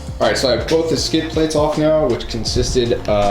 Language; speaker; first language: English; native; English